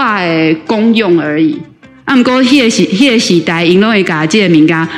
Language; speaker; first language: Chinese; native; Chinese